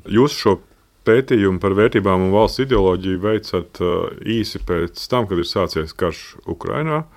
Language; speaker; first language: Latvian; native; Latvian